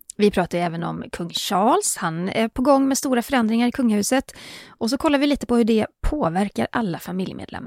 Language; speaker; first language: Swedish; native; Swedish